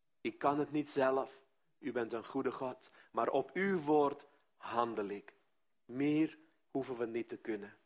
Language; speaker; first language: Dutch; non-native, fluent; Armenian